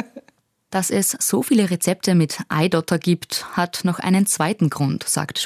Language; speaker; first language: German; native; German